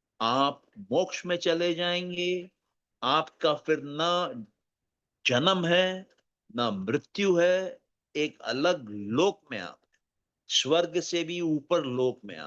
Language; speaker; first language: Hindi; native; Hindi